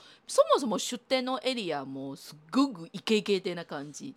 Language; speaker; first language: Japanese; non-native, fluent; Chinese